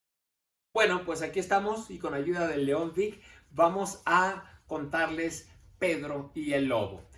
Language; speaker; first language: Spanish; native; Spanish